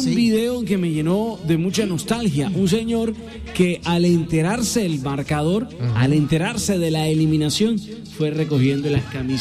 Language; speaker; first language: Spanish; native; Spanish